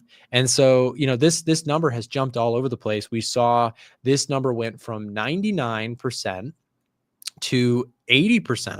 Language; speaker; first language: English; native; English